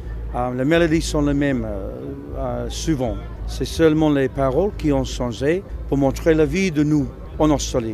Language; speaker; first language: French; non-native, learner; English